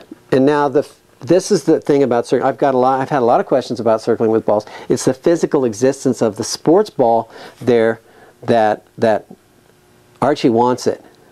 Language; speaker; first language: English; native; English